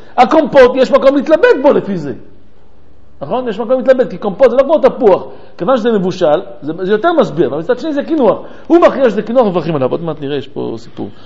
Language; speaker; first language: Hebrew; native; Hebrew